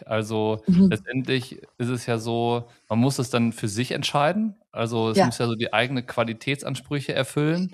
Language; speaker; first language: German; native; German